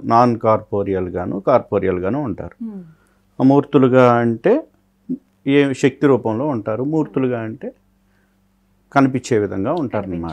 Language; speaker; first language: Telugu; native; Telugu